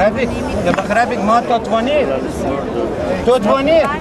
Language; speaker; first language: Dutch; non-native, learner; Persian